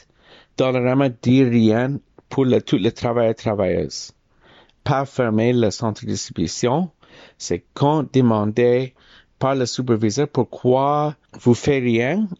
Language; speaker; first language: French; non-native, learner; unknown